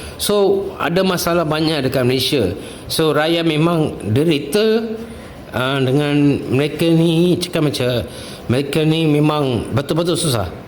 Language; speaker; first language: Malay; non-native, local second language; Tamil